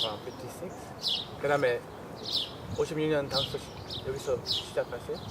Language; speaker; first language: Korean; non-native, learner; English